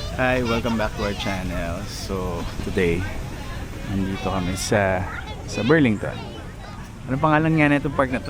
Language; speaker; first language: Filipino; native; Filipino